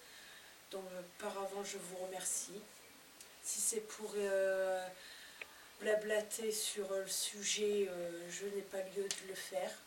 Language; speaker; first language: French; native; French